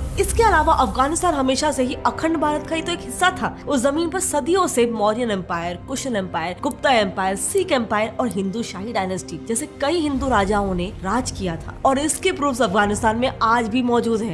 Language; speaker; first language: Hindi; native; Hindi